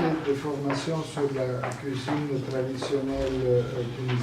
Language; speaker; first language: French; non-native, fluent; Italian